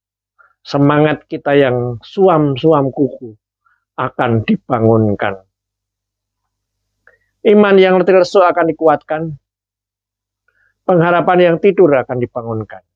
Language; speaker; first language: Indonesian; native; Indonesian